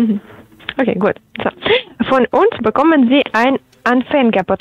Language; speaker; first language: German; non-native, learner; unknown